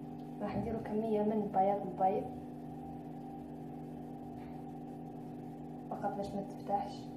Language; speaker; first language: Arabic; native; Arabic